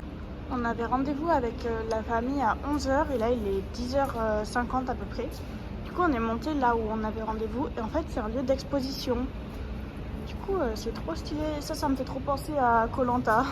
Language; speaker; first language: French; native; French